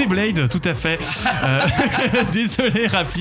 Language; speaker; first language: French; native; French